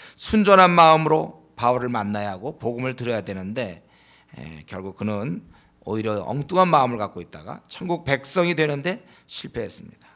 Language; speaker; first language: Korean; native; Korean